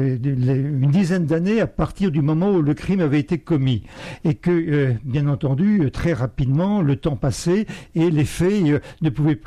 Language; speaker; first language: French; native; French